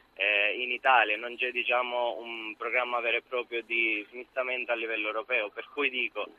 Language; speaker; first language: Italian; native; Italian